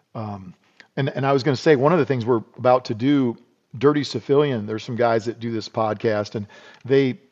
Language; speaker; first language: English; native; English